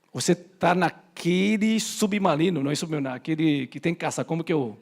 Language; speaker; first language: Portuguese; native; Portuguese